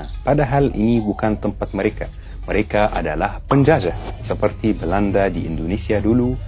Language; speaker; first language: Indonesian; non-native, fluent; Arabic